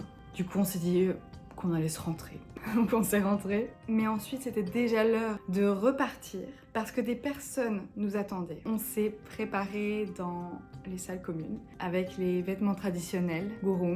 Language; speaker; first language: French; native; French